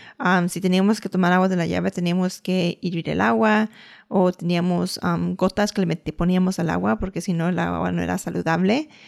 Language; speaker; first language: Spanish; early bilingual, heritage; Spanish